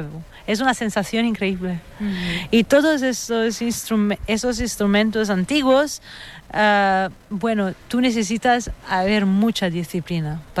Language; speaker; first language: Spanish; non-native, fluent; Italian